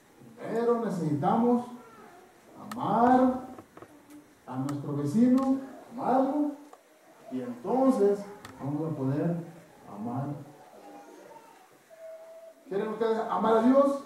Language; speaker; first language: Spanish; non-native, fluent; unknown